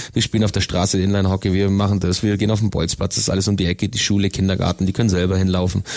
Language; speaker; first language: German; native; German